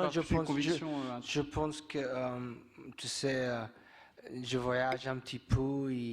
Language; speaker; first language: French; non-native, fluent; English